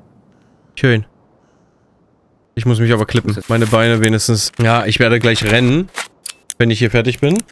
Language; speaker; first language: German; native; German